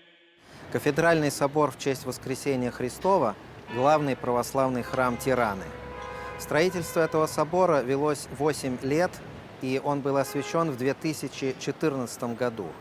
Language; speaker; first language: Russian; native; Russian